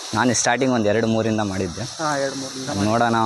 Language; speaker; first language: Kannada; non-native, local second language; Urdu